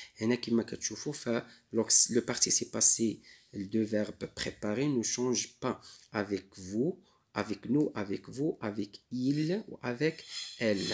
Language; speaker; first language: French; non-native, local second language; Arabic